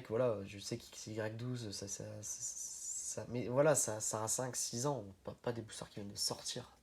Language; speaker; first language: French; native; French